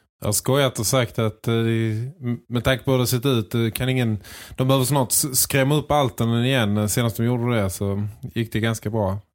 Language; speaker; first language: Swedish; native; Swedish